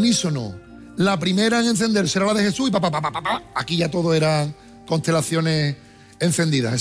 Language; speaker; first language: Spanish; native; Spanish